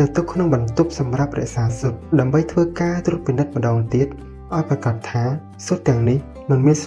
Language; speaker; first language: Khmer; native; Khmer